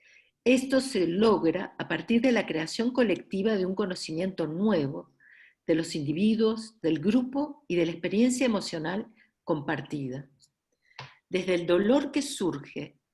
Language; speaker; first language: Spanish; native; Spanish